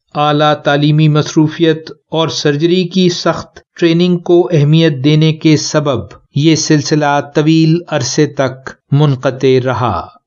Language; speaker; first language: Urdu; native; Urdu